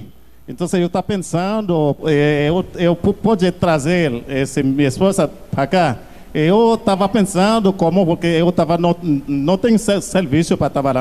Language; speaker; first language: Portuguese; non-native, learner; Haitian Creole